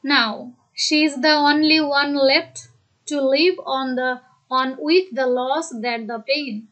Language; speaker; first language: English; non-native, local second language; Bangla